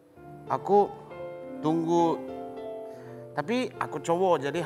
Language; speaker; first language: Indonesian; non-native, learner; Japanese